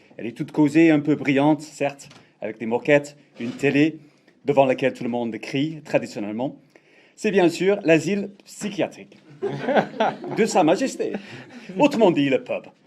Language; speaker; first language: French; non-native, fluent; English